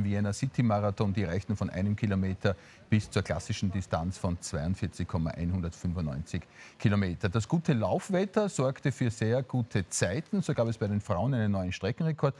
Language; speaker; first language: German; native; German